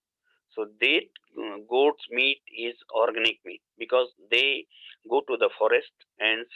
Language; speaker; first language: English; non-native, learner; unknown